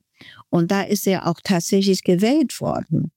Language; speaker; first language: German; non-native, fluent; Chinese